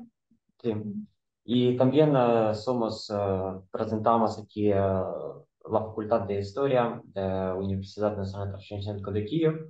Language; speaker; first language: Spanish; non-native, fluent; Ukrainian